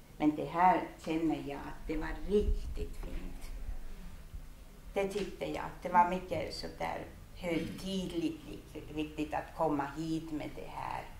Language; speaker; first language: Swedish; early bilingual, heritage; Finnish